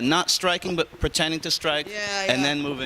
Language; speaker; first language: English; native; English